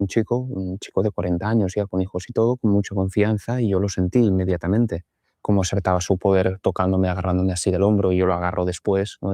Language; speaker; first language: Spanish; native; Spanish